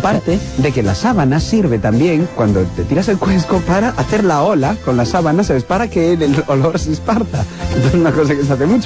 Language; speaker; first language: Spanish; native; Spanish